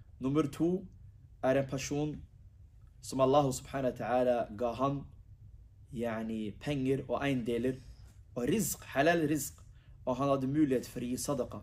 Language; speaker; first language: Norwegian; early bilingual, other home language; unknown